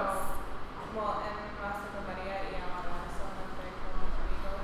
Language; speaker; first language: Spanish; non-native, learner; English